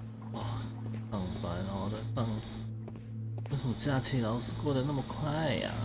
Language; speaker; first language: Chinese; native; Chinese